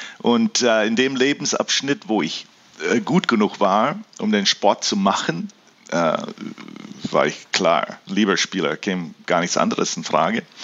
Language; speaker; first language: German; early bilingual, heritage; German